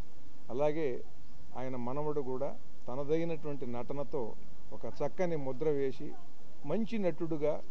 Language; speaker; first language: Telugu; native; Telugu